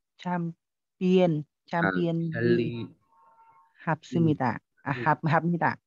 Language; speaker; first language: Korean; non-native, learner; Vietnamese